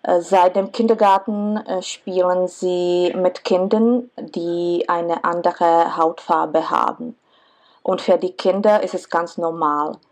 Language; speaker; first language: German; non-native, fluent; Czech